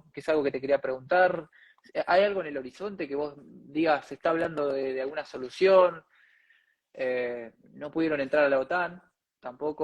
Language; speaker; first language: Spanish; native; Spanish